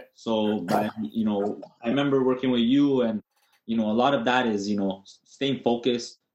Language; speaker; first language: English; native; English